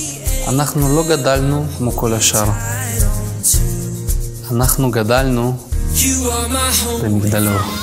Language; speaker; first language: Hebrew; non-native, fluent; Russian